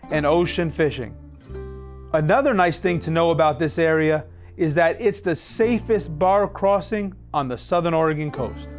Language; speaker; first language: English; native; English